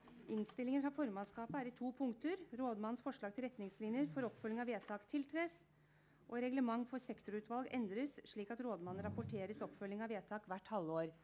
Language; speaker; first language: Norwegian; native; Norwegian